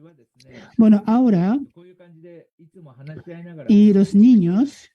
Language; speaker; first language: Spanish; non-native, learner; Japanese